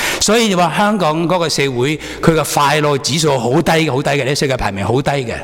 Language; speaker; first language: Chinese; non-native, local second language; Cantonese